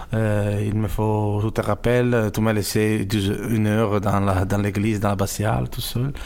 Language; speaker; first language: French; non-native, fluent; Italian